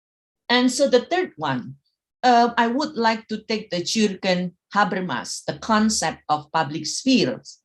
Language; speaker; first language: English; non-native, learner; Indonesian